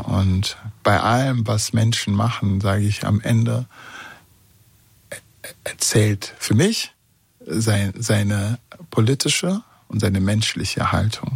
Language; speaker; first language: German; early bilingual, other home language; Kurdish